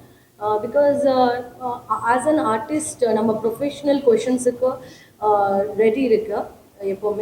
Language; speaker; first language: Tamil; non-native, fluent; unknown